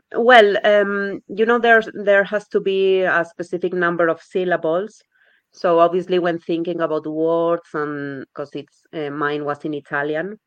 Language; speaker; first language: English; non-native, fluent; Spanish